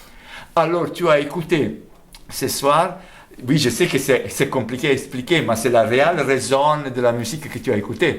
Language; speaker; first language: French; non-native, fluent; Italian